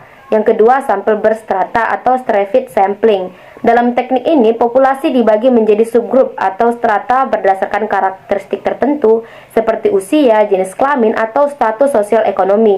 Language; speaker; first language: Indonesian; native; Indonesian